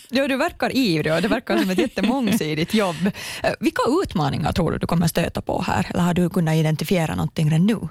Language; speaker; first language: Swedish; native; Swedish